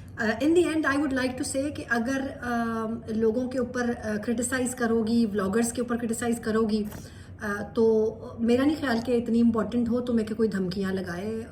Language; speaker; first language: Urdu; native; Urdu